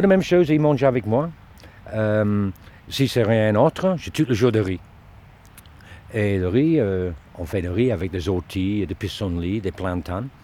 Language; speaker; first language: French; non-native, learner; Dutch